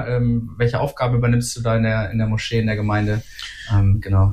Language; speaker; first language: German; native; German